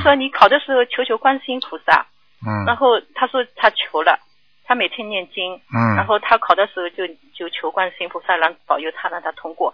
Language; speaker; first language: Chinese; native; Chinese